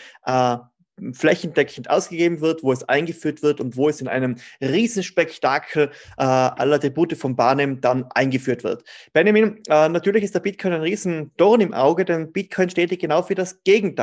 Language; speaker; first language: German; native; German